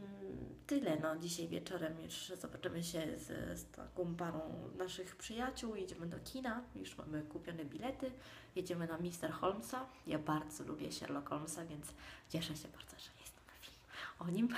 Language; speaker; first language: Polish; non-native, fluent; Italian